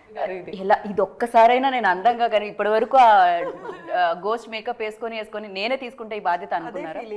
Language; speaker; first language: Telugu; native; Telugu